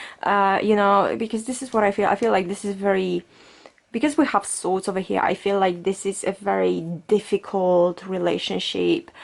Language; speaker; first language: English; non-native, fluent; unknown